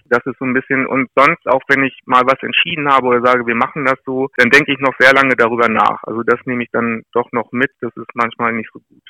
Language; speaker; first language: German; native; German